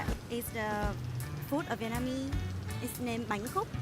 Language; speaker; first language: English; non-native, learner; Vietnamese